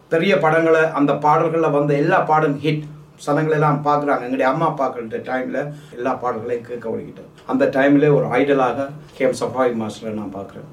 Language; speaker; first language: Tamil; early bilingual, heritage; Tamil